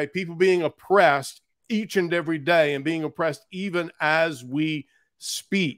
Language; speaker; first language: English; native; English